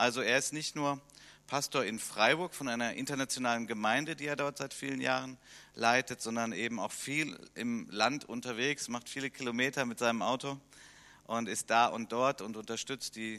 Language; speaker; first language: German; native; German